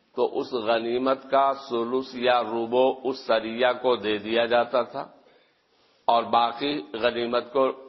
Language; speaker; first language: Urdu; native; Urdu